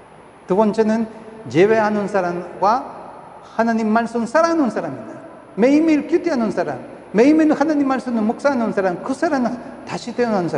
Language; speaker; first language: Korean; non-native, fluent; Spanish